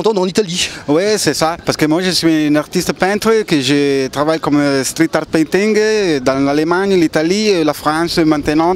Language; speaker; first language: French; non-native, learner; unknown